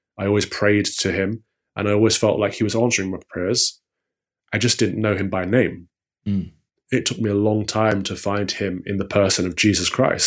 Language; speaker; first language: English; native; English